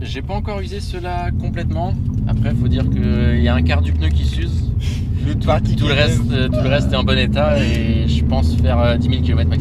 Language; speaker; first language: French; native; French